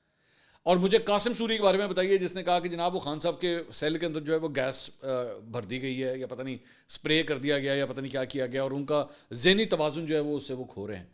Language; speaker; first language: Urdu; native; Urdu